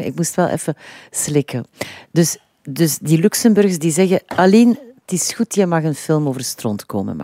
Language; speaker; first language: Dutch; native; Dutch